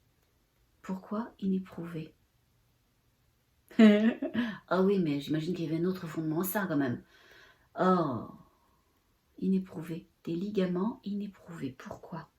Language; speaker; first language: French; native; French